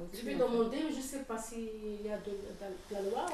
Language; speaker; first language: French; non-native, local second language; Arabic